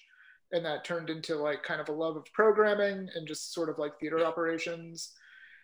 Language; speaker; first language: English; native; English